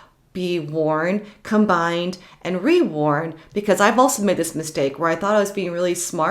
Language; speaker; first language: English; native; English